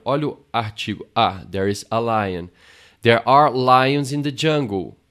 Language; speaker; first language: English; non-native, fluent; Portuguese